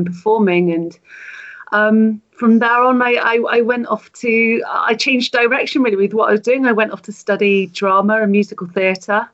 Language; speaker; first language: English; native; English